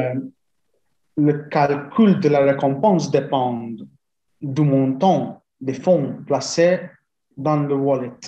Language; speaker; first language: French; non-native, fluent; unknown